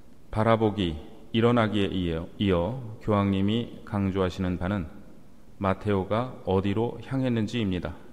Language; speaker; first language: Korean; native; Korean